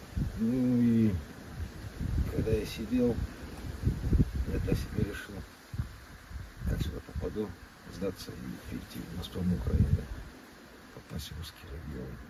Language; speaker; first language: Russian; native; Russian